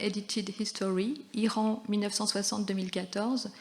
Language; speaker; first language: French; native; French